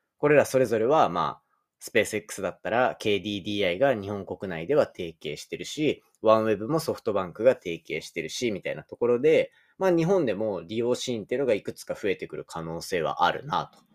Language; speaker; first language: Japanese; native; Japanese